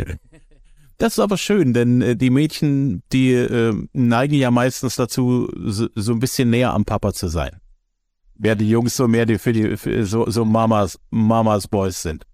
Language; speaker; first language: German; native; German